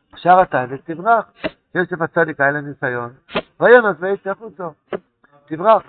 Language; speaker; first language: Hebrew; non-native, fluent; Yiddish